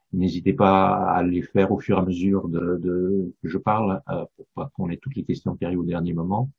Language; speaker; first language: French; non-native, fluent; English